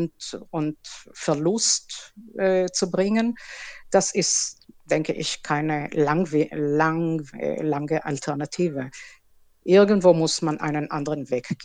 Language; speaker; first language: German; non-native, fluent; Hebrew